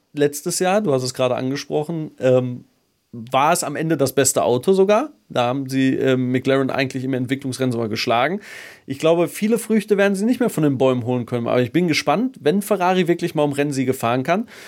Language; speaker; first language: German; native; German